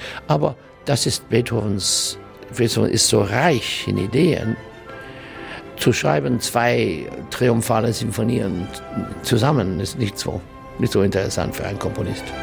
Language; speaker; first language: German; non-native, learner; English